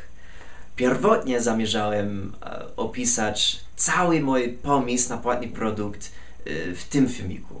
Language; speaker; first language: Polish; non-native, fluent; English